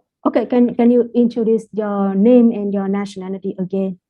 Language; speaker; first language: English; non-native, fluent; Vietnamese